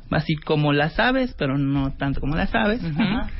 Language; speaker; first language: Spanish; native; Spanish